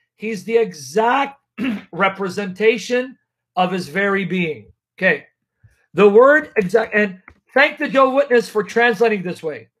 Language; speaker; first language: English; native; English